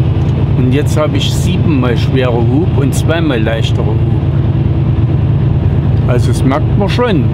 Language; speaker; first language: German; native; German